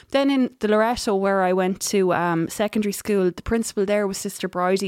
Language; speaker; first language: English; native; English